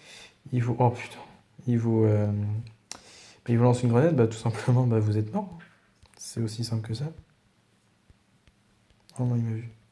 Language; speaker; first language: French; native; French